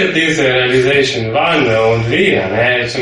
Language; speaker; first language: German; non-native, learner; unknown